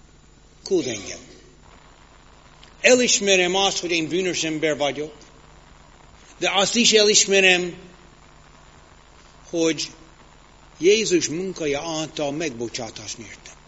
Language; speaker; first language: Hungarian; non-native, fluent; English